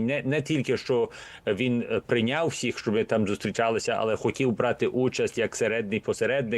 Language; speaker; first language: Ukrainian; early bilingual, heritage; Ukrainian